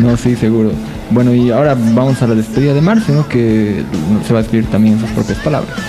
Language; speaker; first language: Spanish; native; Spanish